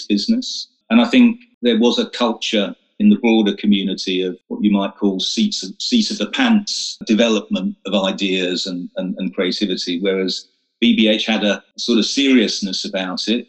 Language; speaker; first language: English; native; English